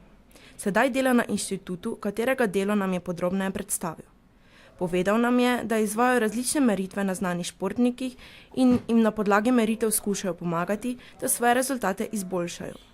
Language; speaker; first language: Slovenian; native; Slovenian